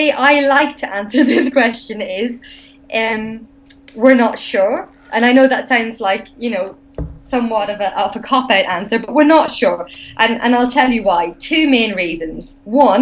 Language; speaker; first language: English; native; English